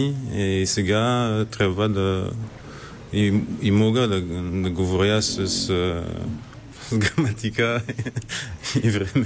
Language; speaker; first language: Bulgarian; non-native, learner; French